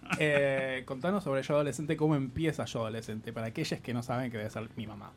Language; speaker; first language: Spanish; native; Spanish